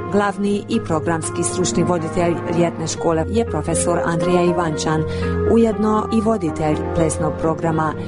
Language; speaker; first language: Croatian; early bilingual, heritage; Croatian